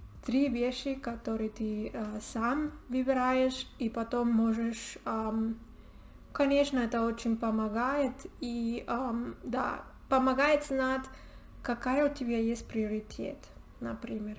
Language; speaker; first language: Russian; non-native, learner; Spanish